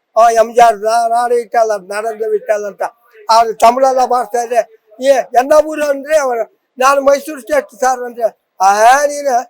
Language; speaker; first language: Kannada; native; Kannada